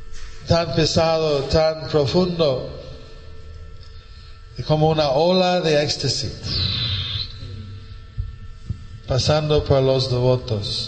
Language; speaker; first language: Spanish; non-native, learner; English